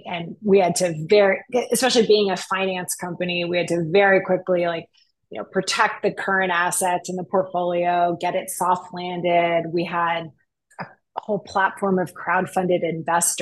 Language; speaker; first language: English; native; English